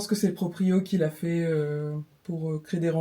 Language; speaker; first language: French; native; French